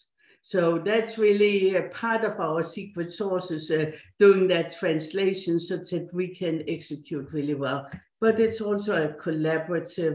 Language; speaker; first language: English; non-native, fluent; Danish